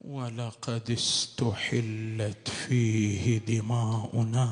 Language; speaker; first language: Arabic; native; Arabic